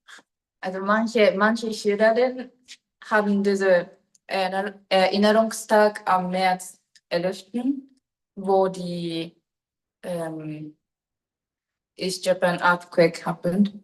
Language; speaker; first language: German; non-native, fluent; Japanese